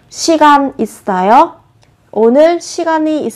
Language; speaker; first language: Korean; non-native, fluent; Vietnamese